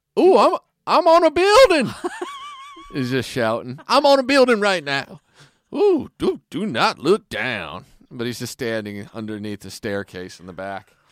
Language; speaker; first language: English; native; English